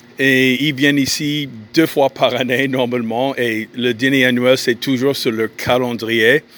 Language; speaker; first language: French; non-native, fluent; English